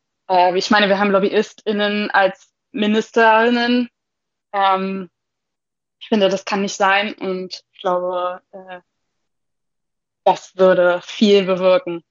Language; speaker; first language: German; native; German